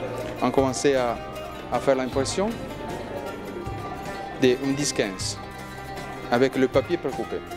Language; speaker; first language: French; non-native, learner; Spanish